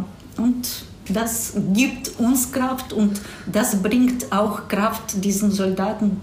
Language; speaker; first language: German; non-native, fluent; Russian